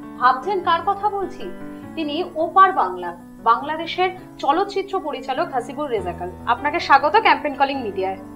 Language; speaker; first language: Bangla; native; Bangla